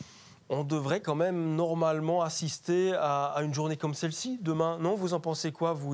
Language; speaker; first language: French; native; French